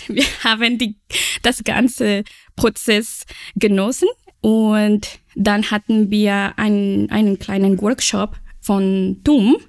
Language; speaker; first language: German; non-native, learner; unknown